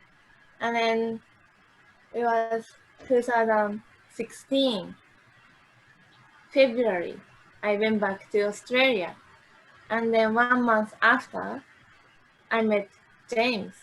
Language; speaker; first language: English; non-native, learner; Japanese